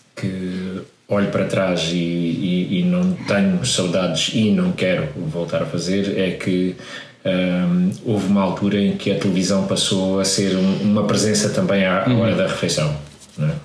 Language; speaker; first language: Portuguese; native; Portuguese